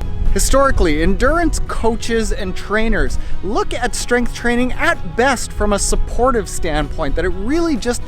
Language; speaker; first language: English; native; English